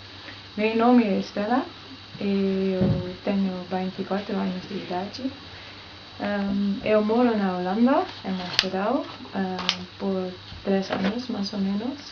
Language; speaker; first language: Portuguese; non-native, learner; Dutch